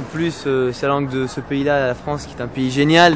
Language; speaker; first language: French; non-native, learner; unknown